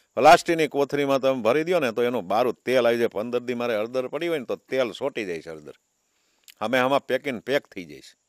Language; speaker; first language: Gujarati; native; Gujarati